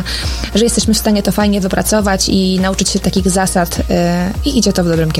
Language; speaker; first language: Polish; native; Polish